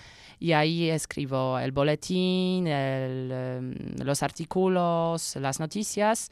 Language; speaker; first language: Spanish; non-native, learner; Polish